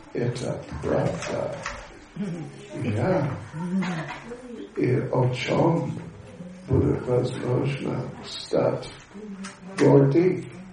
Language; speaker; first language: Russian; non-native, learner; English